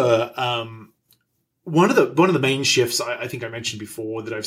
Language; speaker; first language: English; native; English